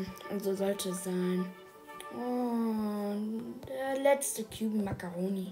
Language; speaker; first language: German; early bilingual, other home language; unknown